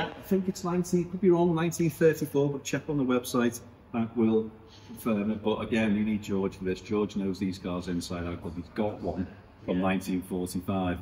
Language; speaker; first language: English; native; English